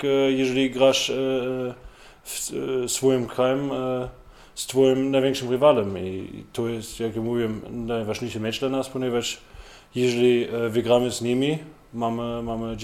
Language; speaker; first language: Polish; non-native, learner; German